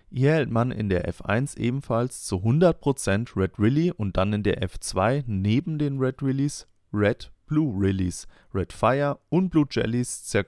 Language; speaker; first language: German; native; German